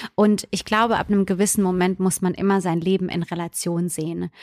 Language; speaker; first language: German; native; German